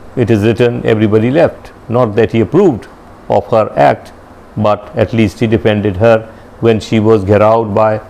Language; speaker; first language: English; non-native, local second language; Hindi